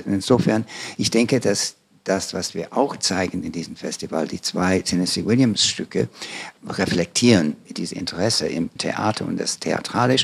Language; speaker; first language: German; non-native, fluent; English